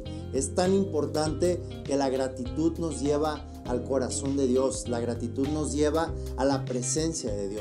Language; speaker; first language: Spanish; native; Spanish